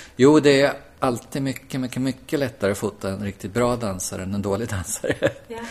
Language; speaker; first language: Swedish; native; Swedish